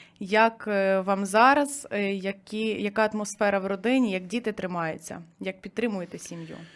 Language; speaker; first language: Ukrainian; native; Ukrainian